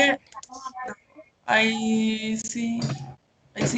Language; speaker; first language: English; non-native, learner; Spanish